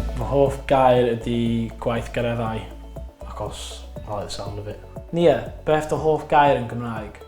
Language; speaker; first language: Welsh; non-native, local second language; English